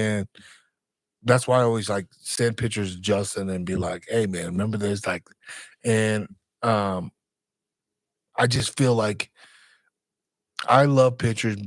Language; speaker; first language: English; native; English